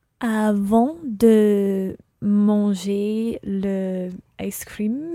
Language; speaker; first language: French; non-native, learner; English